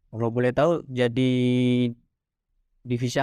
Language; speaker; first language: Indonesian; native; Indonesian